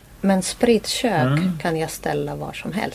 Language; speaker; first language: Swedish; non-native, learner; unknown